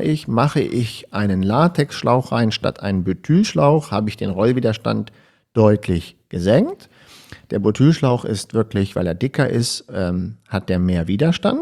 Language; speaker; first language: German; native; German